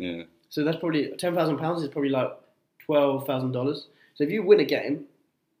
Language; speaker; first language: English; native; English